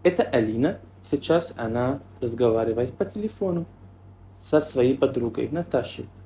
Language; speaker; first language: Russian; non-native, fluent; Arabic